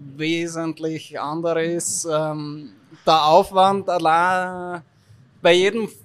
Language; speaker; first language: German; native; German